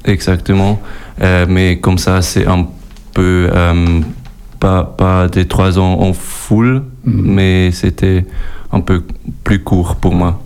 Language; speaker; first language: French; non-native, learner; German